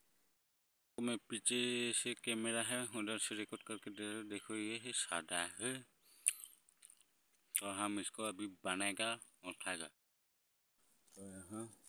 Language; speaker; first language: Hindi; non-native, local second language; Garo